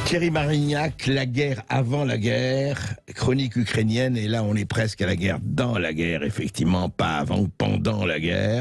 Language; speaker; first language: French; native; French